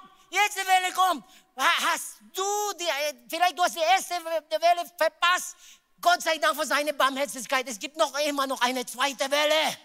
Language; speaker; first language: German; non-native, learner; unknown